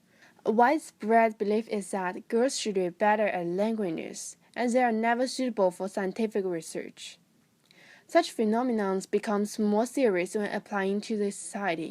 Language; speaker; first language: English; non-native, fluent; Chinese